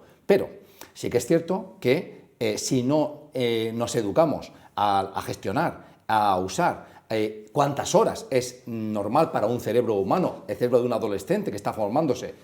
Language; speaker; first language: Spanish; native; Spanish